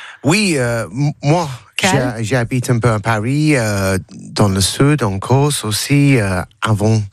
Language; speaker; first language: French; non-native, learner; English